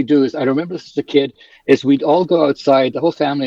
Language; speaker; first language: English; early bilingual, other home language; Polish